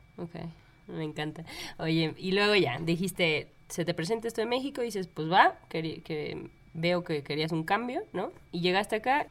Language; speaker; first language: Spanish; native; Spanish